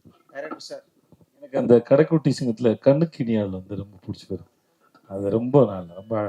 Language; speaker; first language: Tamil; native; Tamil